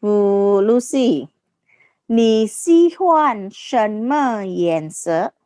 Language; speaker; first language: Chinese; non-native, fluent; Indonesian